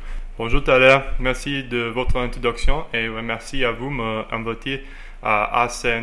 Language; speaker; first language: French; non-native, learner; English